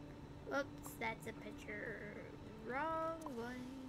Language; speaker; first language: English; native; English